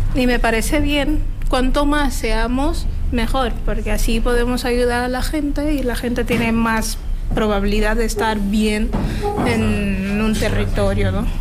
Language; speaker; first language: Spanish; non-native, fluent; Portuguese